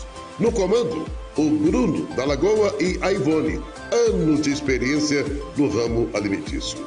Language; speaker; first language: Portuguese; native; Portuguese